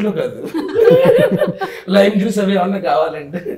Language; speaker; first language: Telugu; native; Telugu